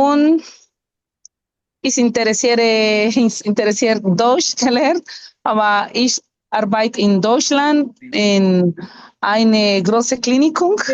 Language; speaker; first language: German; non-native, learner; Spanish